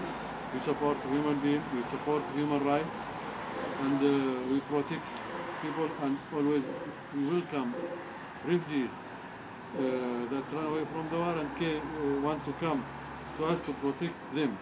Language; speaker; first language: English; non-native, learner; Arabic